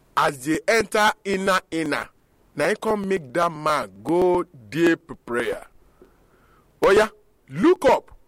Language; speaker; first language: Nigerian Pidgin; non-native, local second language; Yoruba